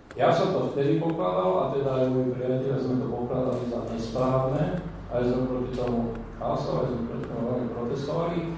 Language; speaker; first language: Slovak; non-native, local second language; Hungarian